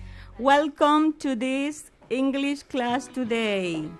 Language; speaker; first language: English; non-native, fluent; Spanish